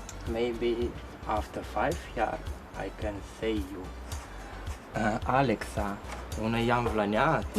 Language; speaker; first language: English; non-native, learner; Russian